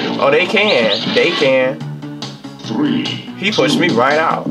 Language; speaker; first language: English; native; English